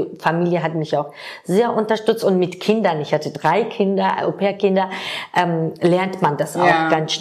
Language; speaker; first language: German; non-native, fluent; Georgian